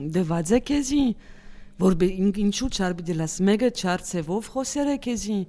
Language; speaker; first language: Armenian; early bilingual, heritage; Armenian